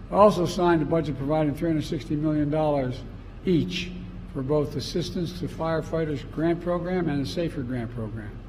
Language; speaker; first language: English; native; English